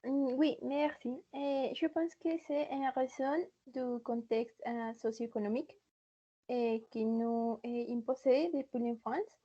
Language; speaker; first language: French; non-native, learner; Spanish